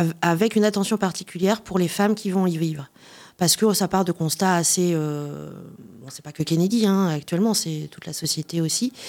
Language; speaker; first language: French; native; French